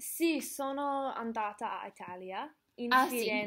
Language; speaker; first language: Italian; non-native, learner; English